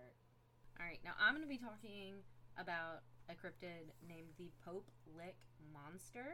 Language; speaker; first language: English; native; English